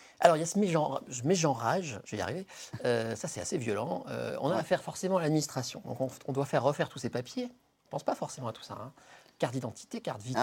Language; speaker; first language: French; native; French